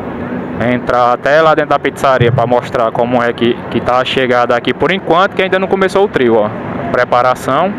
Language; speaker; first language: Portuguese; native; Portuguese